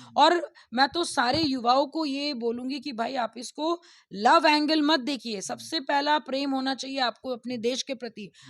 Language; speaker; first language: Hindi; non-native, local second language; Bangla